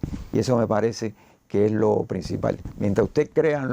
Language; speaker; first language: Spanish; native; Spanish